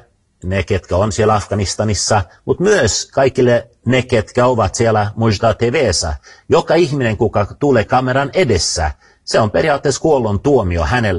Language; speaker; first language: Finnish; non-native, fluent; Swedish